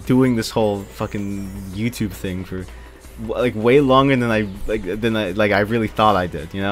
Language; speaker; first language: English; native; English